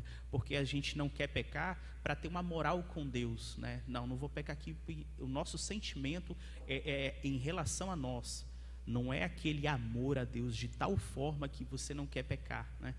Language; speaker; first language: Portuguese; native; Portuguese